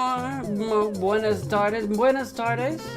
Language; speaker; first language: Spanish; non-native, learner; English